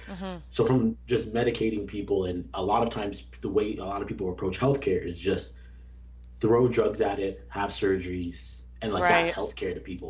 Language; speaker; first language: English; native; English